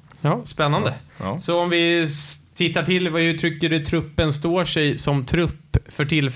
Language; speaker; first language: Swedish; native; Swedish